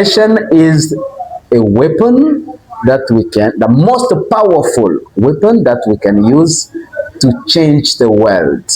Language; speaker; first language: English; non-native, fluent; French